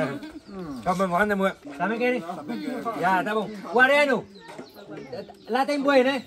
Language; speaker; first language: Portuguese; non-native, learner; Vietnamese